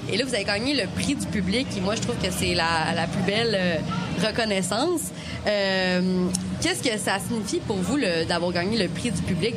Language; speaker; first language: French; native; French